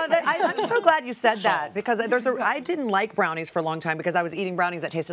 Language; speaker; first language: English; native; English